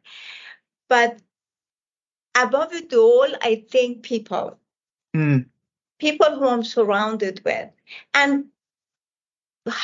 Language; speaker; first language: English; non-native, fluent; Persian